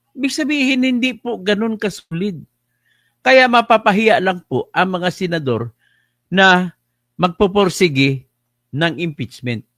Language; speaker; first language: Filipino; non-native, local second language; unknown